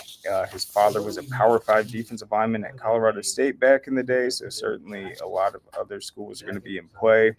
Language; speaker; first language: English; native; English